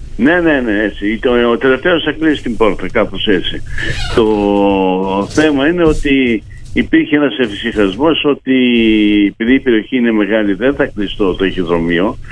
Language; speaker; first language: Greek; native; Greek